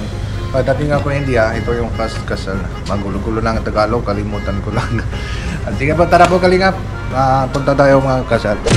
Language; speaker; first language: Filipino; early bilingual, heritage; Filipino